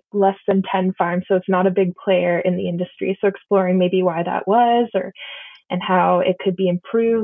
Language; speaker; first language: English; native; English